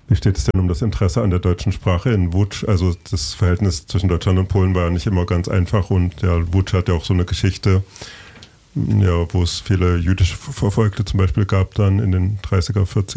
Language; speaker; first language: German; native; German